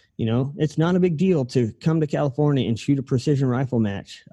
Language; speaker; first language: English; native; English